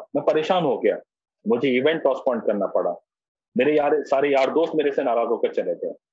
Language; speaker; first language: Hindi; native; Hindi